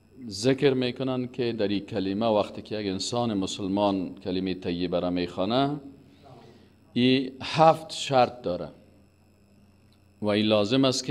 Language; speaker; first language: Persian; native; Persian